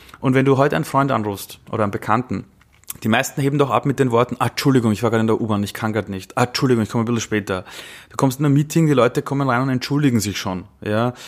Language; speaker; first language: German; early bilingual, other home language; Persian